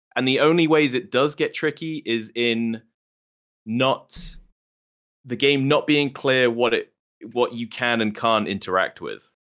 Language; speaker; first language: English; native; English